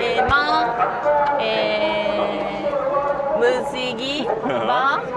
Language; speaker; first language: Persian; non-native, learner; Japanese